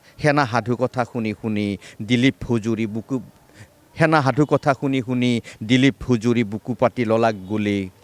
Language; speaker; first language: Assamese; native; Assamese